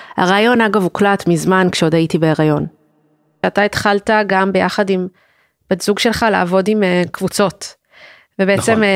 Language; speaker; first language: Hebrew; native; Hebrew